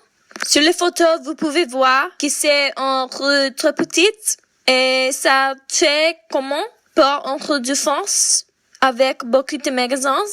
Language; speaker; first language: French; non-native, learner; English